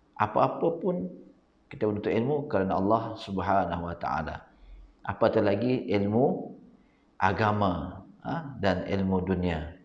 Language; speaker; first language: Malay; native; Malay